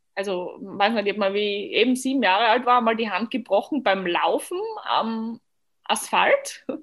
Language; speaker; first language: German; native; German